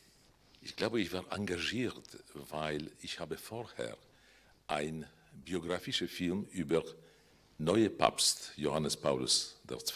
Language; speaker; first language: German; non-native, fluent; Polish